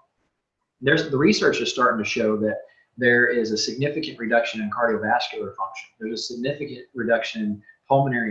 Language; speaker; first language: English; native; English